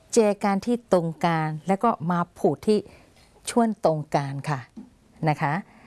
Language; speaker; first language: Thai; non-native, fluent; Burmese